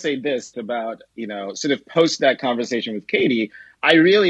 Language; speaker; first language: English; non-native, local second language; Yoruba